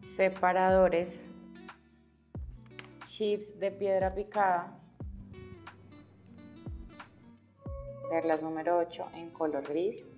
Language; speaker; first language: Spanish; native; Spanish